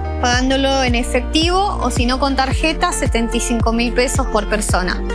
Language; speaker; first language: Spanish; native; Spanish